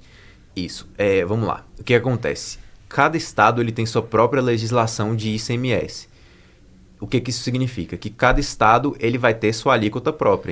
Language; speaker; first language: Portuguese; native; Portuguese